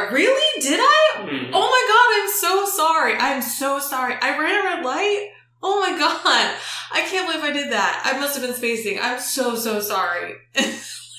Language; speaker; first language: English; native; English